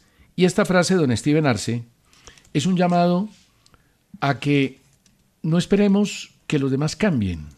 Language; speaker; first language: Spanish; native; Spanish